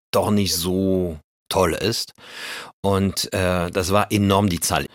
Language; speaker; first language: German; non-native, fluent; French